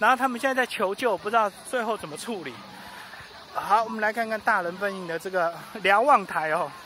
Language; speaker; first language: Chinese; native; Chinese